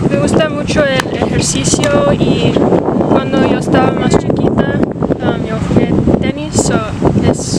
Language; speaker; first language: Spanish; early bilingual, heritage; Spanish